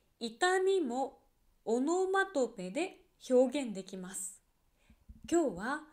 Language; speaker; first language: Japanese; native; Japanese